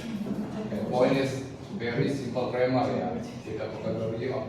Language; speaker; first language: English; non-native, fluent; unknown